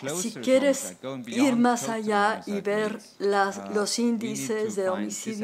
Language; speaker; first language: Spanish; non-native, learner; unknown